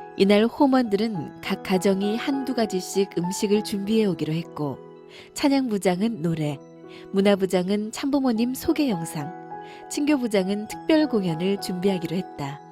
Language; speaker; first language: Korean; native; Korean